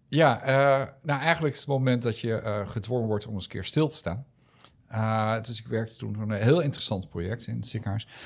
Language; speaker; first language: Dutch; native; Dutch